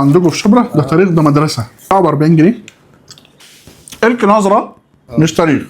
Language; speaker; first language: Arabic; native; Arabic